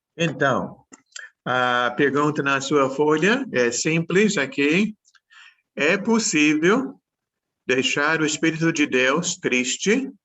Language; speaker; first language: Portuguese; non-native, fluent; English